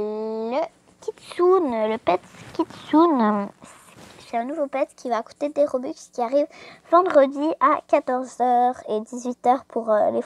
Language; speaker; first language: French; native; French